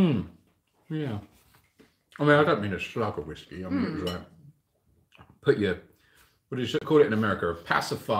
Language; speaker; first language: English; native; English